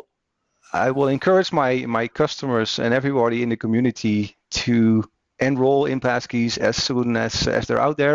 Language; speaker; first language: English; non-native, fluent; Dutch